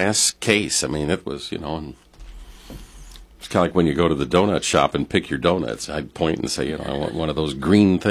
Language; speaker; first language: English; native; English